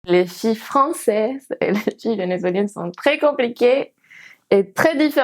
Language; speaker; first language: French; non-native, fluent; Spanish